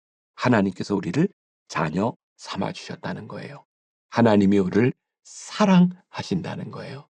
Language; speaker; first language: Korean; native; Korean